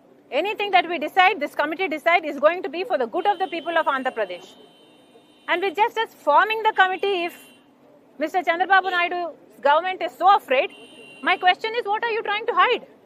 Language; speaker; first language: English; non-native, local second language; Telugu